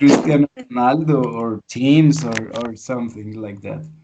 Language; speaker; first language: English; non-native, learner; Spanish